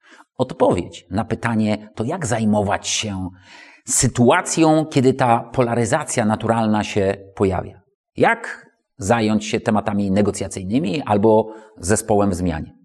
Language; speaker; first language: Polish; native; Polish